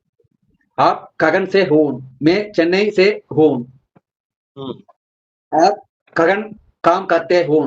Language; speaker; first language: Hindi; non-native, learner; Tamil